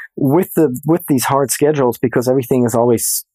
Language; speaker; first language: English; non-native, fluent; German